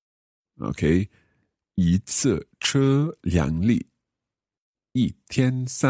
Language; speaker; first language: Chinese; non-native, learner; English